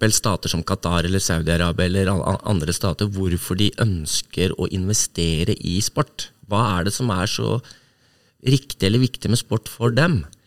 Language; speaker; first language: Norwegian; native; Norwegian